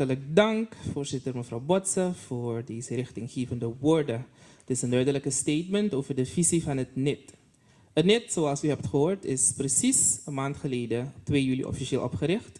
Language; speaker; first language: Dutch; native; Dutch